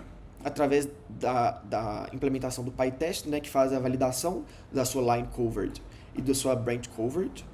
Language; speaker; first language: Portuguese; native; Portuguese